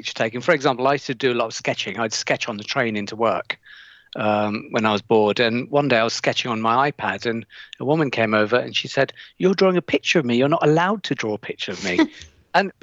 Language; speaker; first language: English; native; English